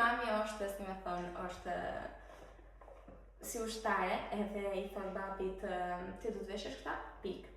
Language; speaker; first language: Albanian; early bilingual, heritage; Albanian